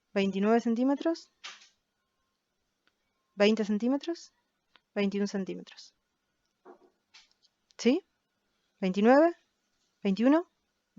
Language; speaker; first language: Spanish; native; Spanish